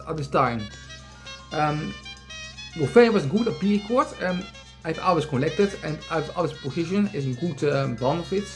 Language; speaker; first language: English; non-native, learner; Dutch